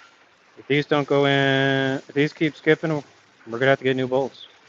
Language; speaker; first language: English; native; English